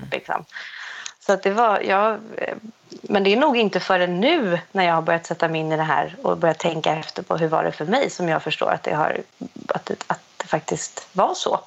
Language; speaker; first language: Swedish; native; Swedish